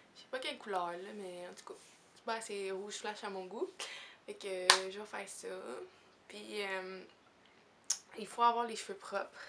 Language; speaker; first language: French; native; French